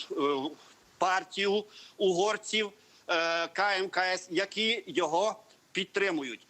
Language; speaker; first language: Ukrainian; non-native, local second language; Hungarian